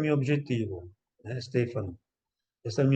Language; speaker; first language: Portuguese; non-native, fluent; Italian